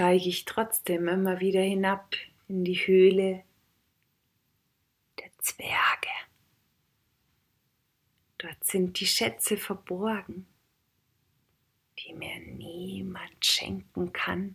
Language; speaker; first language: German; native; German